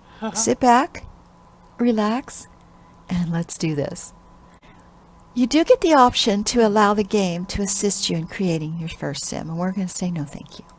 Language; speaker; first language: English; native; English